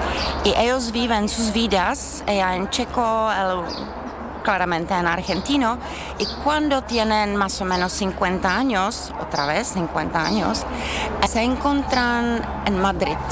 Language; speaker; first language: Spanish; non-native, fluent; Czech